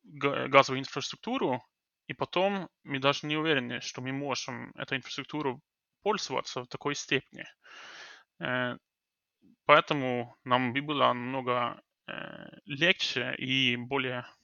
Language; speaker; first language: Russian; non-native, fluent; Norwegian